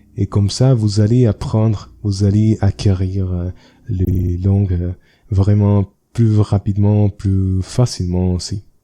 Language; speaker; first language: French; non-native, learner; Spanish